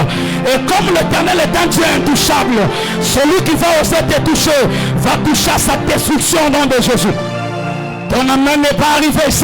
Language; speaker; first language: French; non-native, local second language; Swahili